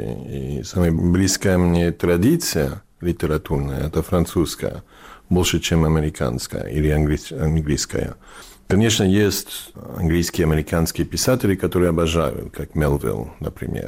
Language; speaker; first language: Russian; non-native, fluent; English